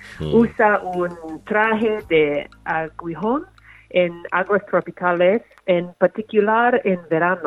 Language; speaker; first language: Spanish; non-native, learner; English